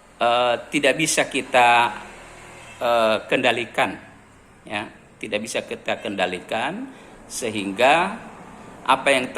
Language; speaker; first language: Indonesian; native; Indonesian